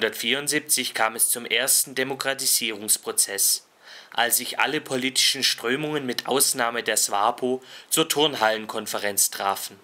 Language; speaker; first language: German; native; German